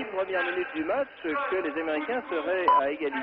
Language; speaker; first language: French; native; French